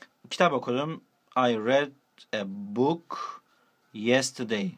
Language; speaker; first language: English; non-native, fluent; Turkish